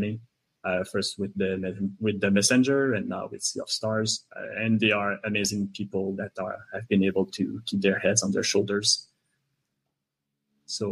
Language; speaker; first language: English; non-native, fluent; French